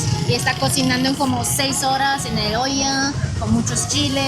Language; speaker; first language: Spanish; non-native, learner; Chinese